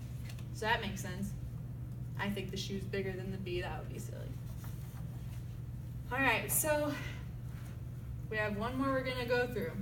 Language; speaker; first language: English; native; English